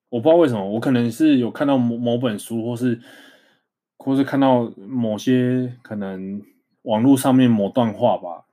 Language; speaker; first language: Chinese; native; Chinese